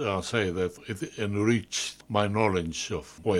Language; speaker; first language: English; non-native, fluent; Greek